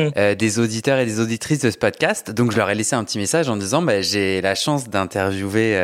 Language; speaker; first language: French; native; French